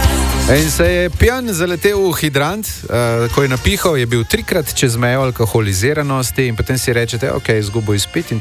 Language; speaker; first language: Slovenian; native; Slovenian